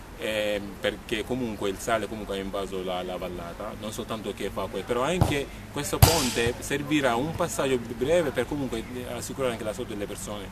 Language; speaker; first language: Italian; non-native, fluent; Mandingo